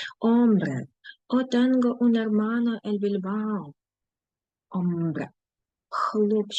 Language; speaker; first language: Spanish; non-native, fluent; Ukrainian